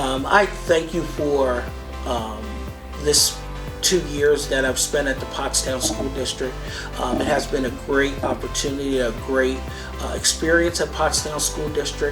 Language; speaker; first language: English; native; English